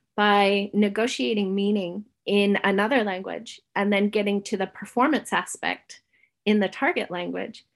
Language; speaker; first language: English; native; English